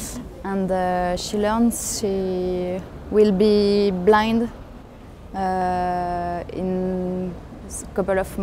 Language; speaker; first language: English; non-native, learner; French